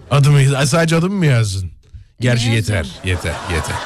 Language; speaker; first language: Turkish; native; Turkish